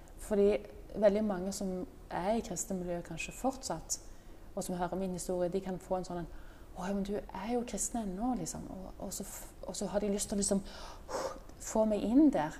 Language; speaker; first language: Norwegian; native; Norwegian